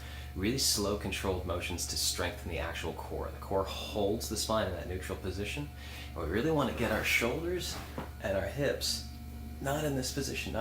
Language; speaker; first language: English; native; English